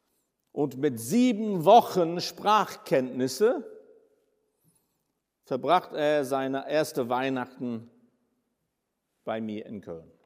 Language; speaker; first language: German; non-native, fluent; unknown